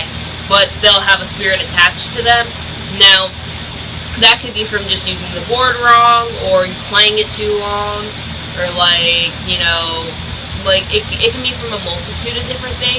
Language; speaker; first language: English; native; English